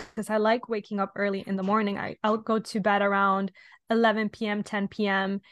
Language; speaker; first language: English; non-native, fluent; Italian